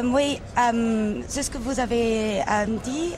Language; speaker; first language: French; non-native, local second language; Dutch